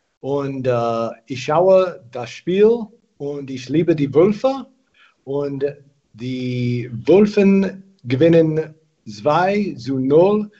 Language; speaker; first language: German; non-native, learner; English